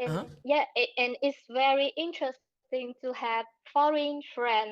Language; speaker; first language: English; non-native, learner; Vietnamese